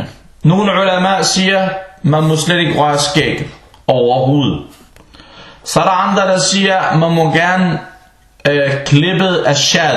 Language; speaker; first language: Danish; non-native, fluent; Arabic